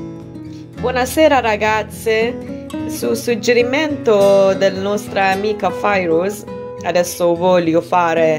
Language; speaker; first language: Italian; non-native, learner; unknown